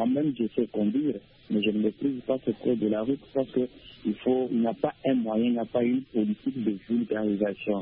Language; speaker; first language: French; non-native, local second language; Luba-Lulua